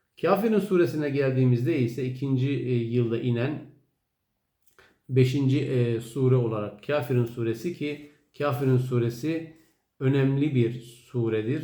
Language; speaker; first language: Turkish; native; Turkish